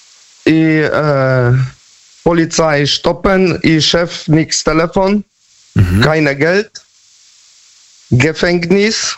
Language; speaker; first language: German; non-native, learner; Polish